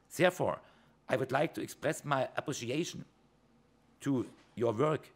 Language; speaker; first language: English; non-native, fluent; German